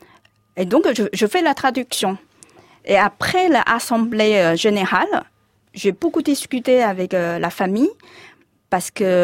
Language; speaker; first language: French; non-native, fluent; Chinese